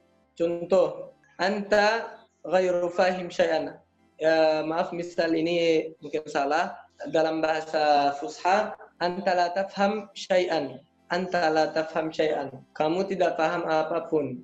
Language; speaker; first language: Indonesian; non-native, learner; Arabic